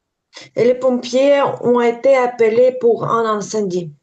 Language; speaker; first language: French; non-native, learner; Ukrainian